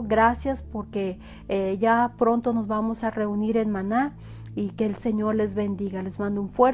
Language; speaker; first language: Spanish; native; Spanish